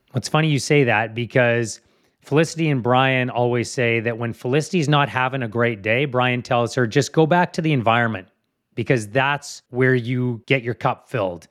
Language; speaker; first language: English; native; English